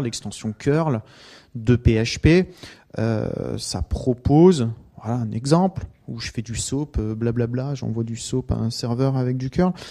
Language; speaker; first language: French; native; French